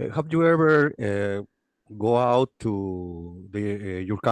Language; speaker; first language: English; non-native, learner; Spanish